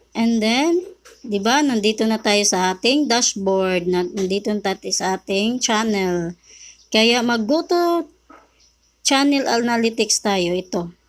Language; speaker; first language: Filipino; native; Filipino